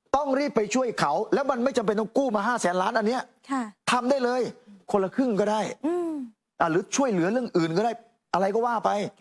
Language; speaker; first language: Thai; native; Thai